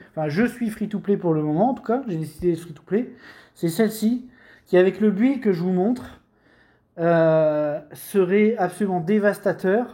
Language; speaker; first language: French; native; French